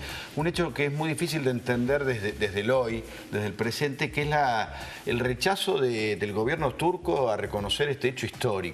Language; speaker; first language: Spanish; native; Spanish